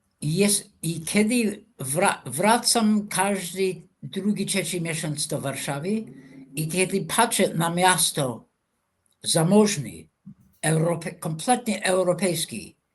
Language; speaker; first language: Polish; non-native, fluent; English